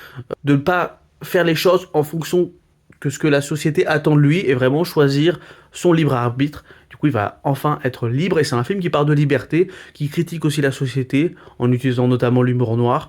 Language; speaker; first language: French; native; French